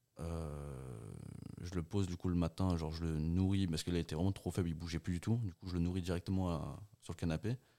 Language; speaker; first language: French; early bilingual, other home language; Portuguese